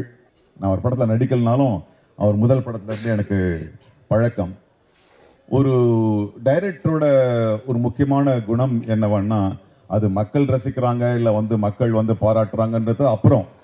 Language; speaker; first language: Tamil; native; Tamil